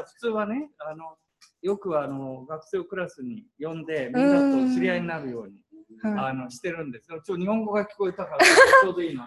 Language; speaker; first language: Japanese; native; Japanese